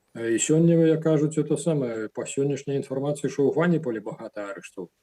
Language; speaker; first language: Belarusian; non-native, local second language; Russian